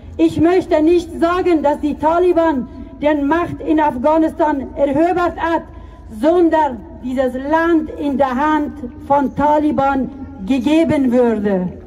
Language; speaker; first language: German; non-native, fluent; Persian